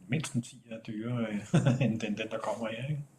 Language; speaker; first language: Danish; native; Danish